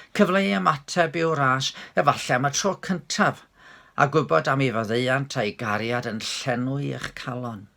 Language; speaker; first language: Welsh; native; Welsh